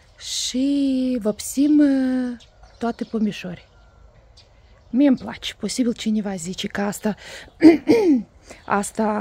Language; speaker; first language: Romanian; non-native, learner; Russian